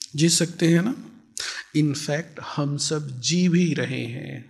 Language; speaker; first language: Hindi; native; Hindi